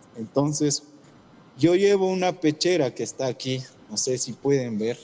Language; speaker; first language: Spanish; non-native, local second language; Shipibo-Conibo